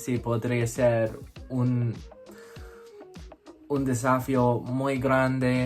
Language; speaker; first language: Spanish; non-native, learner; English